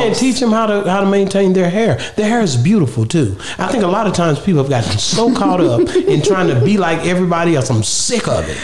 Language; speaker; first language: English; native; English